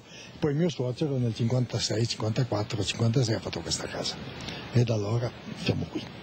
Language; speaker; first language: Italian; native; Italian